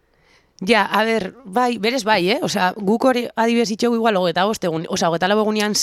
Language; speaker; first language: Basque; native; Basque